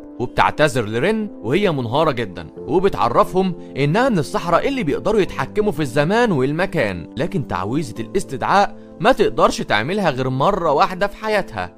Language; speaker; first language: Arabic; native; Arabic